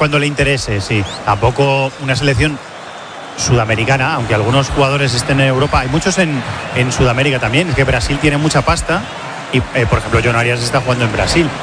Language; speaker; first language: Spanish; native; Spanish